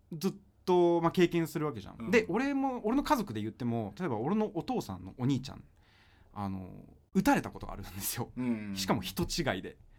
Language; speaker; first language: Japanese; early bilingual, other home language; Portuguese